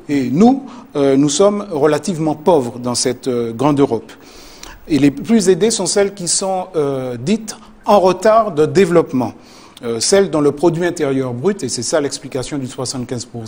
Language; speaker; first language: French; native; French